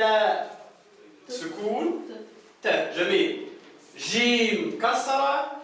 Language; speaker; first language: Arabic; non-native, fluent; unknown